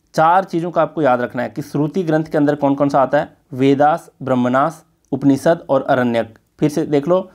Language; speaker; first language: Hindi; native; Hindi